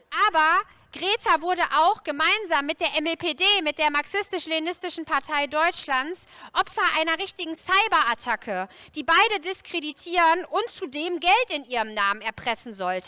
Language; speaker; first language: German; native; German